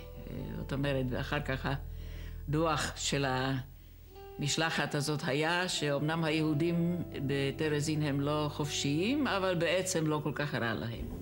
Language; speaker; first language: Hebrew; non-native, fluent; Czech